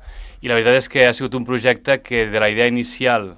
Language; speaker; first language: Catalan; native; Catalan